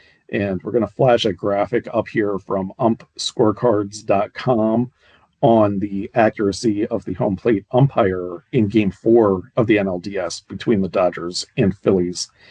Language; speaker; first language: English; native; English